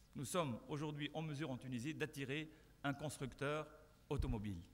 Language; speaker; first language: French; non-native, local second language; Arabic